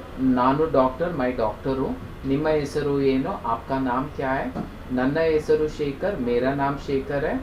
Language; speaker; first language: Kannada; non-native, fluent; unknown